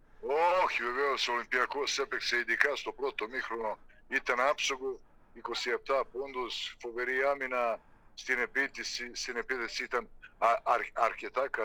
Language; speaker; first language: Greek; non-native, fluent; Serbian